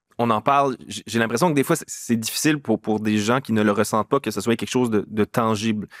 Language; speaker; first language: French; native; French